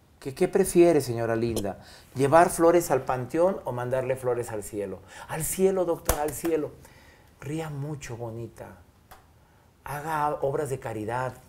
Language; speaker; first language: Spanish; native; Spanish